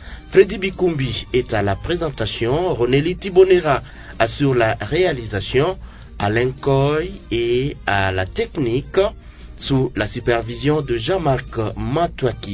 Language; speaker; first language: French; non-native, local second language; Swahili